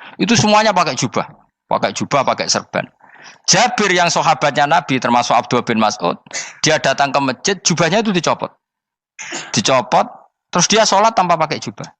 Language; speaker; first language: Indonesian; native; Indonesian